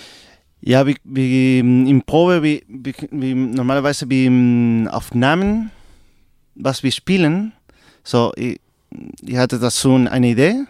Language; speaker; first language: German; non-native, learner; Spanish